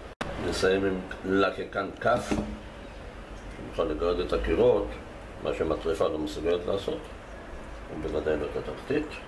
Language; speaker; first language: Hebrew; native; Hebrew